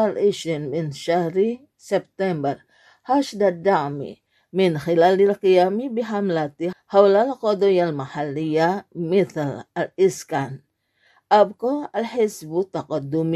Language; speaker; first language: Arabic; non-native, fluent; Indonesian